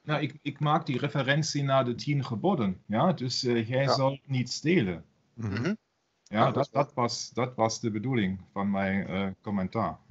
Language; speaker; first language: Dutch; non-native, learner; German